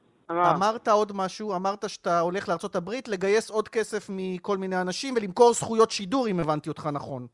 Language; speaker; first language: Hebrew; native; Hebrew